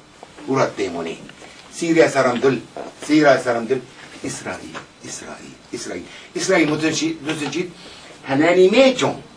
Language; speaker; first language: Korean; non-native, learner; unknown